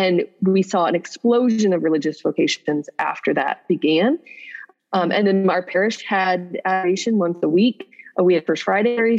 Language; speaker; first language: English; native; English